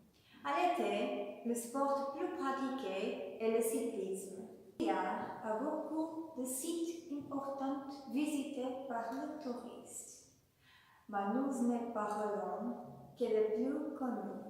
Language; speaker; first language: French; non-native, learner; Portuguese